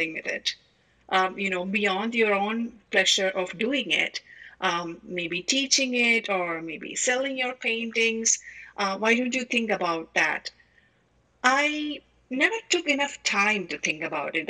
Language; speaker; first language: English; non-native, local second language; Malayalam